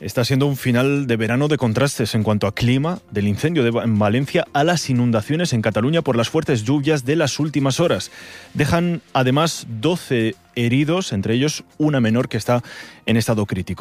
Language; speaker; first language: Spanish; native; Spanish